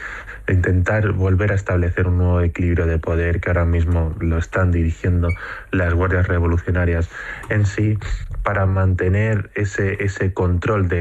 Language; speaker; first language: Spanish; native; Spanish